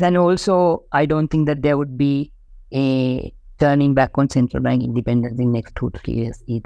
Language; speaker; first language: English; non-native, local second language; Sinhala